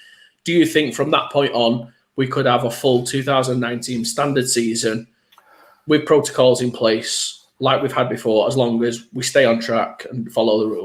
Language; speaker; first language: English; native; English